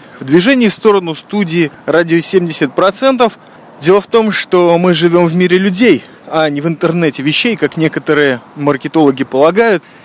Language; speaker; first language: Russian; native; Russian